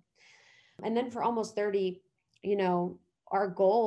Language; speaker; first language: English; native; English